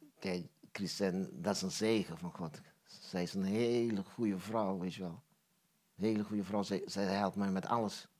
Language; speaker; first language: Dutch; non-native, local second language; Papiamento